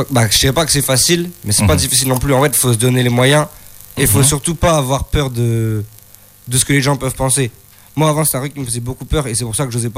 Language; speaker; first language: French; native; French